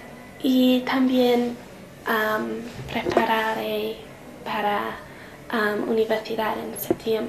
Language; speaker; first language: Spanish; non-native, learner; English